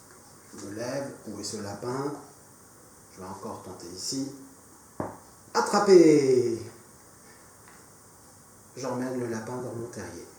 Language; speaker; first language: French; native; French